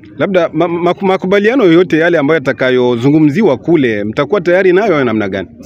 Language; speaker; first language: Swahili; native; Swahili